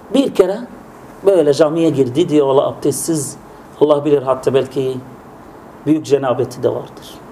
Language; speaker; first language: Turkish; non-native, fluent; Arabic